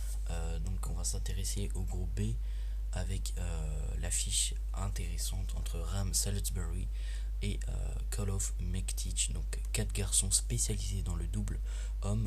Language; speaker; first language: French; native; French